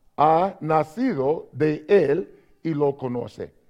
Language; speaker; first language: Spanish; non-native, learner; English